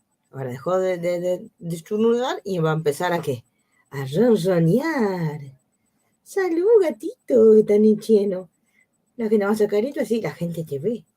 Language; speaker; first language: Spanish; native; Spanish